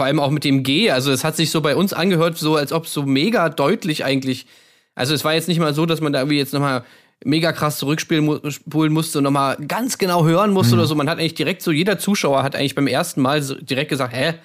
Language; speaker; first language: German; native; German